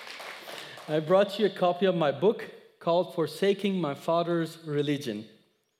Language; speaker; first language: English; non-native, fluent; Persian